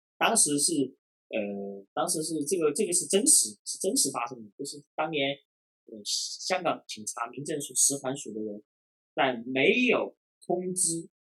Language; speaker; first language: Chinese; non-native, local second language; Cantonese